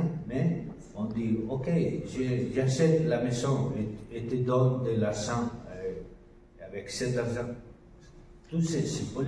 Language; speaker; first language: French; non-native, learner; Spanish